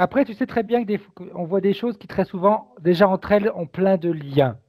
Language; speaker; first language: French; native; French